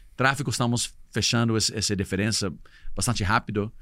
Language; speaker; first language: Portuguese; non-native, fluent; English